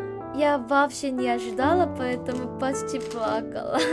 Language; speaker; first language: Russian; non-native, fluent; Korean